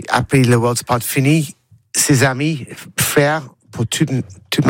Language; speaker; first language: French; non-native, learner; English